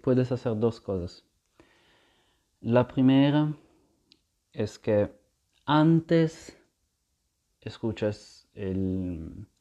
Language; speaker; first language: Spanish; non-native, fluent; Italian